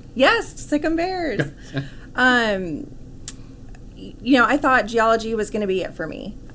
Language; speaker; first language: English; native; English